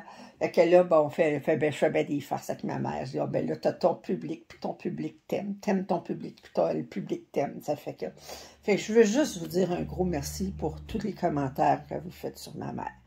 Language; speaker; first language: French; native; French